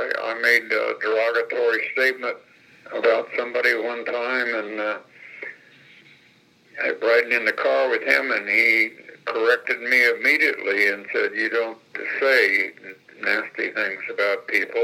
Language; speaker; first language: English; native; English